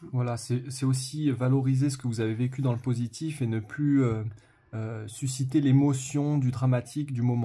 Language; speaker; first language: French; native; French